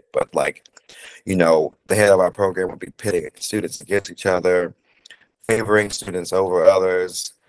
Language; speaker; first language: English; native; English